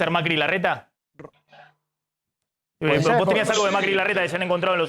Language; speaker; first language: Spanish; native; Spanish